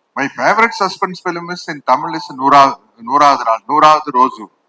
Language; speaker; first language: English; non-native, local second language; Tamil